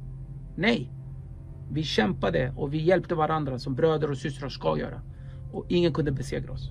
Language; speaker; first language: Swedish; early bilingual, other home language; Kurdish